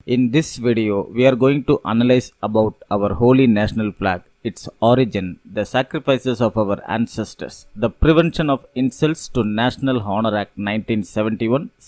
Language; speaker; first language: English; non-native, local second language; Tamil